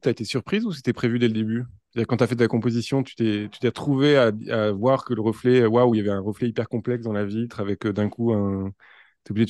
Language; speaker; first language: French; native; French